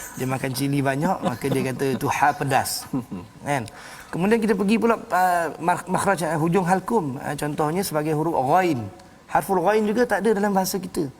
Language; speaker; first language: Malay; native; Malay